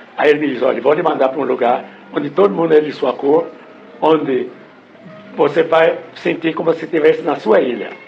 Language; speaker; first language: Portuguese; non-native, fluent; English